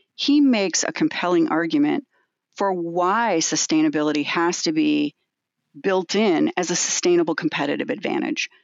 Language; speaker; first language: English; native; English